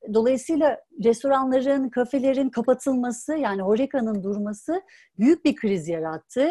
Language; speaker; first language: Turkish; native; Turkish